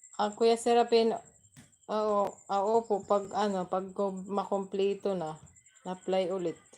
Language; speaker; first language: Filipino; non-native, local second language; Waray